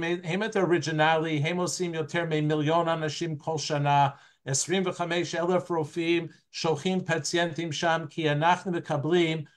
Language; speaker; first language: Hebrew; non-native, fluent; English